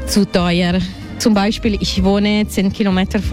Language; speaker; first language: German; non-native, learner; Italian